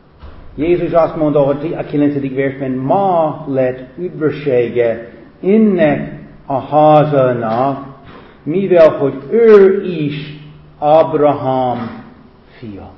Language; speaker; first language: Hungarian; non-native, fluent; English